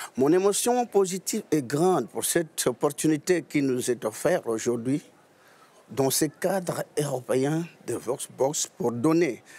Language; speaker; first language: French; non-native, local second language; Lingala